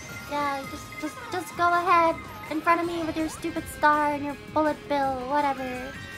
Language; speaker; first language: English; native; English